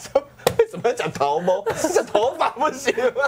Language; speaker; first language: Chinese; native; Chinese